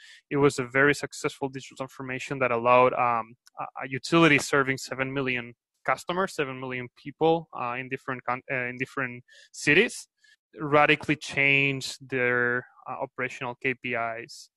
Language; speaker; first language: English; non-native, fluent; Spanish